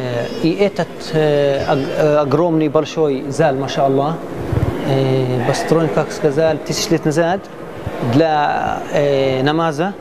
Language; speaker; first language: Russian; non-native, learner; Arabic